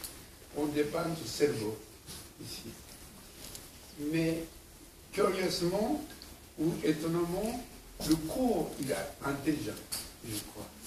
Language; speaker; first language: French; non-native, learner; Japanese